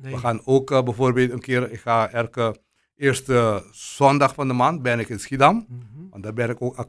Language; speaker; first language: Dutch; non-native, local second language; Papiamento